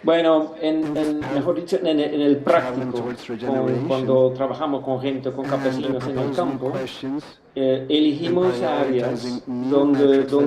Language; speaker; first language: Spanish; non-native, fluent; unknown